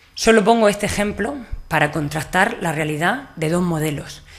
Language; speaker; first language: Spanish; native; Spanish